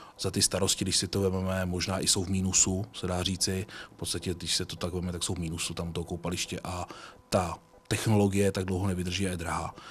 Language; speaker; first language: Czech; native; Czech